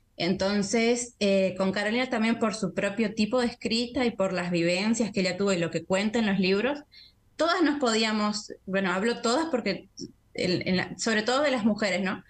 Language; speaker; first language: Spanish; native; Spanish